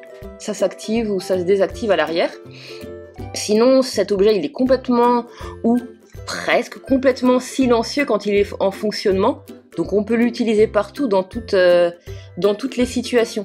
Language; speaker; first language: French; native; French